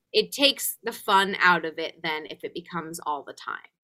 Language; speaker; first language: English; native; English